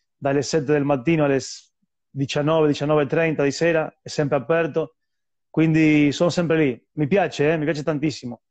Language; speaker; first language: Italian; non-native, fluent; Spanish